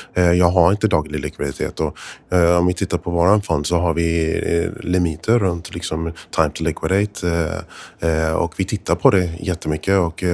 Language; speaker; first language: Swedish; non-native, fluent; English